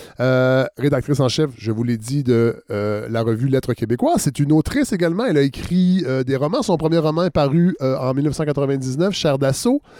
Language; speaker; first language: French; native; French